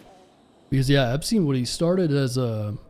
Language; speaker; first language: English; native; English